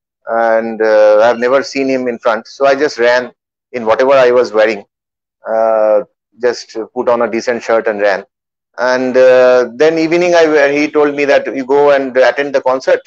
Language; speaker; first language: English; non-native, local second language; Bangla